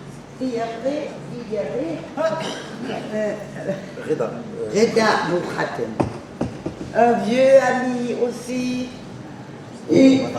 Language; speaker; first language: French; non-native, learner; German